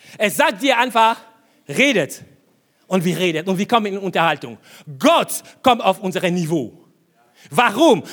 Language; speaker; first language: German; non-native, fluent; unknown